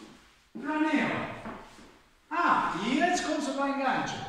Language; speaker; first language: German; non-native, fluent; Spanish